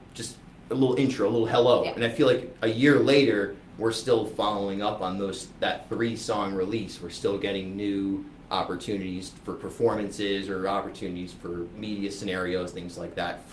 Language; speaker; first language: English; native; English